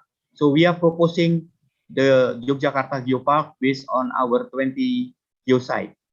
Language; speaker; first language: English; non-native, fluent; Indonesian